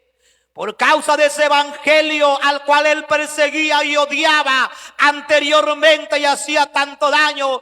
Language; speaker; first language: Spanish; native; Spanish